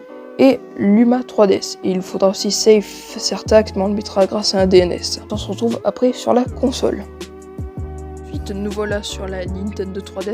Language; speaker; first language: French; native; French